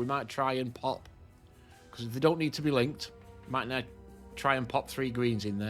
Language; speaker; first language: English; native; English